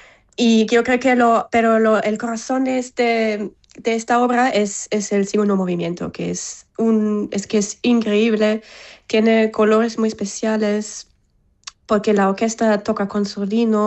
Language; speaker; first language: Spanish; non-native, fluent; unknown